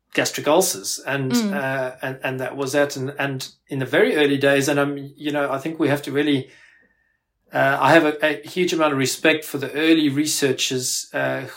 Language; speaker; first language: English; native; English